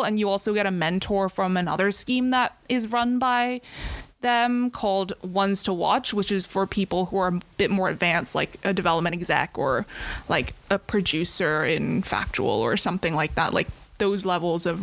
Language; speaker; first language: English; non-native, local second language; Cantonese